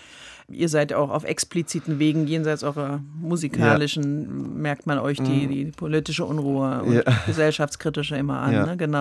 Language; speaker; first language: German; native; German